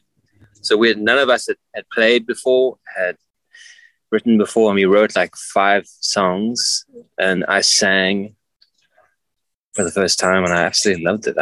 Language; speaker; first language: English; native; English